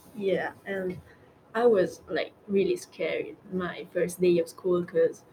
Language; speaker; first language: English; non-native, fluent; Italian